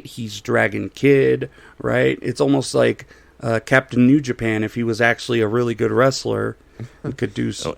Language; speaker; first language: English; native; English